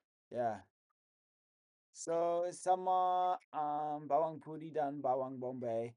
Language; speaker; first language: Indonesian; non-native, learner; English